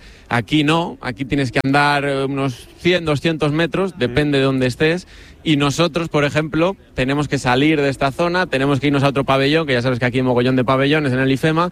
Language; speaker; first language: Spanish; native; Spanish